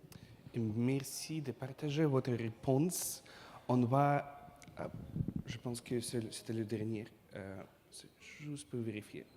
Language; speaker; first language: French; non-native, fluent; Russian